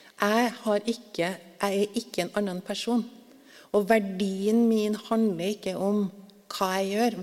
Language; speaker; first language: Norwegian; native; Norwegian